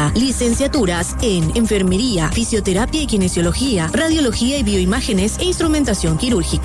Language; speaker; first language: Spanish; native; Spanish